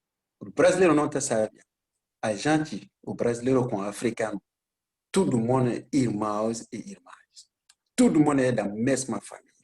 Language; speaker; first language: Portuguese; non-native, learner; Bambara